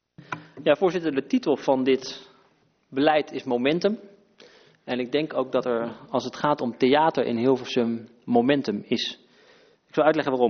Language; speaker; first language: Dutch; native; Dutch